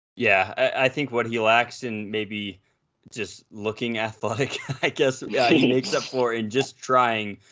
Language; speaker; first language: English; native; English